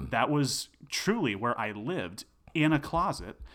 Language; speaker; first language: English; native; English